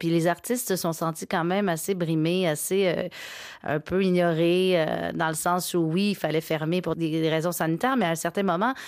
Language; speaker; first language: French; native; French